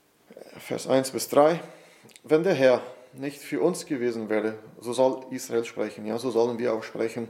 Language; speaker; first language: German; non-native, fluent; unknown